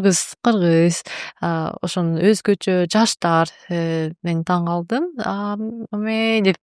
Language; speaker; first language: Kyrgyz; non-native, learner; Japanese